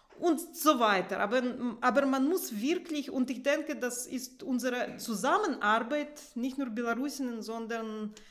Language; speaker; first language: German; non-native, fluent; Russian